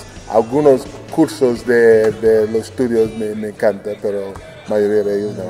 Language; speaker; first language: Spanish; non-native, fluent; English